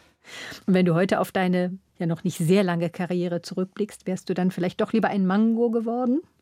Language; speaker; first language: German; native; German